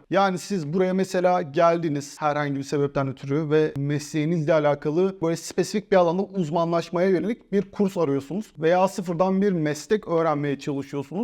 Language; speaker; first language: Turkish; native; Turkish